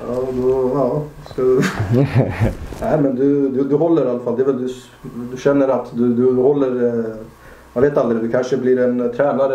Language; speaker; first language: Swedish; native; Swedish